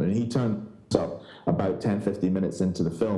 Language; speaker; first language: English; native; English